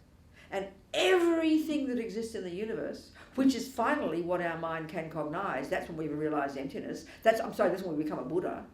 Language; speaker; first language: English; native; English